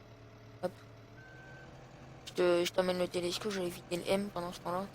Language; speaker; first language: French; native; French